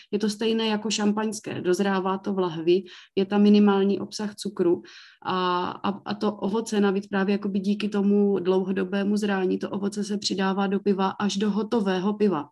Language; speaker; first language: Czech; native; Czech